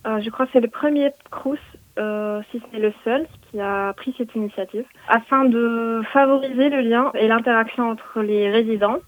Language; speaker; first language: French; non-native, local second language; Arabic